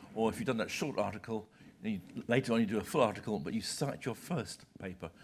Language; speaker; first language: English; native; English